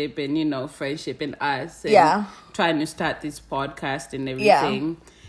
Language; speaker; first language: English; non-native, local second language; Swahili